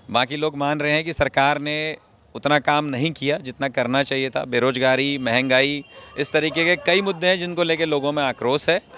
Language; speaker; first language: Hindi; native; Hindi